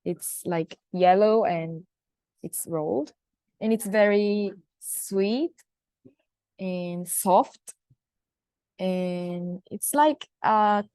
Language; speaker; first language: English; non-native, fluent; Japanese